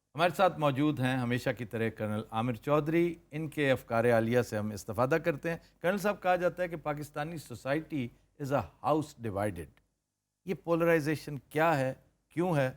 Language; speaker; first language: Urdu; non-native, local second language; Punjabi